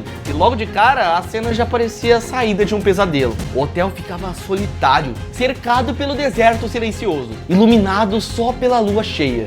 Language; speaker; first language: Portuguese; native; Portuguese